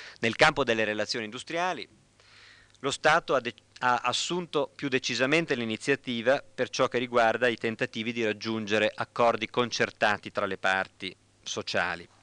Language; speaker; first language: Italian; native; Italian